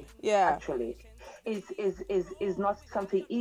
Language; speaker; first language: English; non-native, local second language; Jamaican Creole English